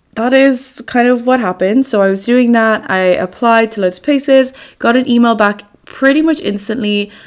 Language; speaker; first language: English; native; English